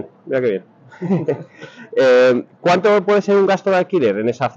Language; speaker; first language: Spanish; native; Spanish